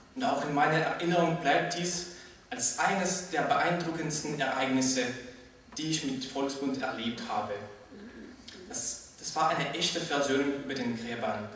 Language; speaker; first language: German; non-native, fluent; Russian